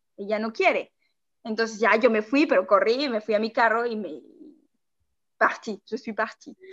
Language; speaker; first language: Spanish; native; Spanish